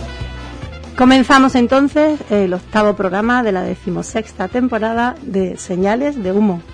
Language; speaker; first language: Spanish; native; Spanish